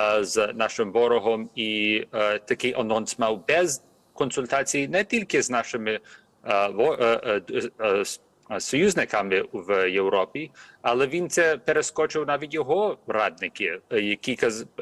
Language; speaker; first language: Ukrainian; early bilingual, heritage; Ukrainian